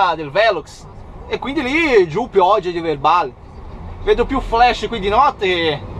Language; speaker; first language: Italian; non-native, fluent; Portuguese